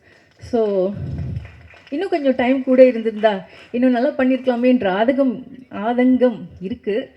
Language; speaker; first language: Tamil; native; Tamil